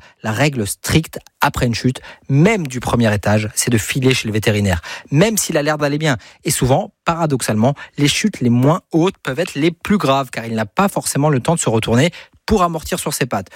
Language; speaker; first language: French; native; French